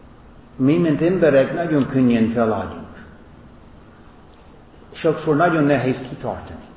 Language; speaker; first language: Hungarian; non-native, fluent; English